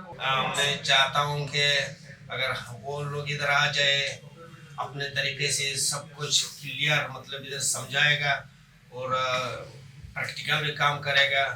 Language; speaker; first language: Hindi; non-native, learner; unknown